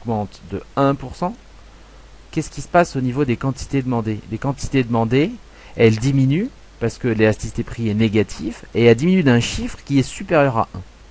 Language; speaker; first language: French; native; French